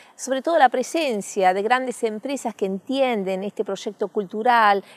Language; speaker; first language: Spanish; native; Spanish